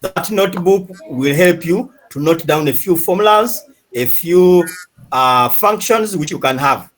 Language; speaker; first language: English; non-native, local second language; Swahili